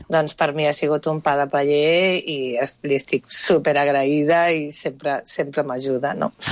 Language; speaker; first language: Catalan; non-native, local second language; Spanish